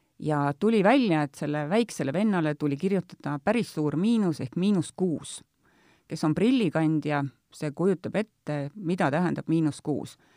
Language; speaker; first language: Estonian; native; Estonian